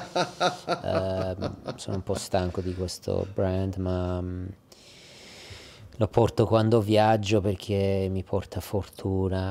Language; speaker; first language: Italian; early bilingual, heritage; English